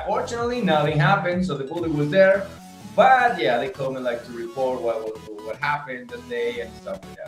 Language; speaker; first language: English; non-native, fluent; Spanish